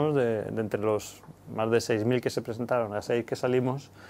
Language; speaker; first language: Spanish; native; Spanish